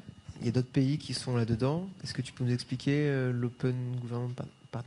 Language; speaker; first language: French; native; French